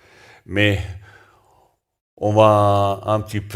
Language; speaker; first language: French; non-native, learner; Bosnian